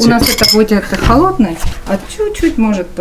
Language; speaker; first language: Russian; non-native, fluent; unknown